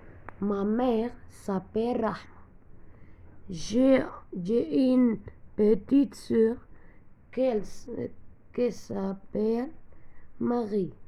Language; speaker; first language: French; non-native, learner; Arabic